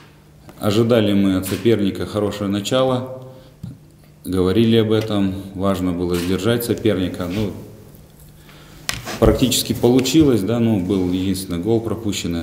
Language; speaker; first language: Russian; native; Russian